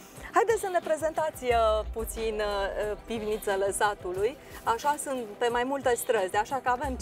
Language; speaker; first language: Romanian; native; Romanian